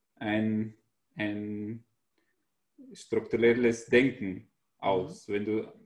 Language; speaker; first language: German; non-native, fluent; Arabic